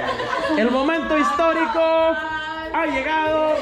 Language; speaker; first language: Spanish; native; Spanish